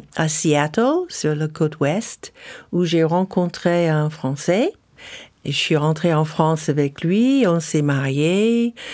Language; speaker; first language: French; non-native, fluent; English